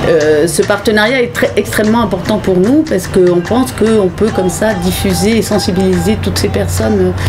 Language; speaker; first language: French; native; French